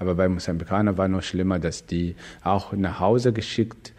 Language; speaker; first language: German; non-native, fluent; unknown